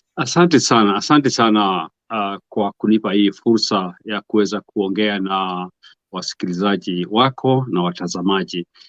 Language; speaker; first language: Swahili; non-native, local second language; Kikuyu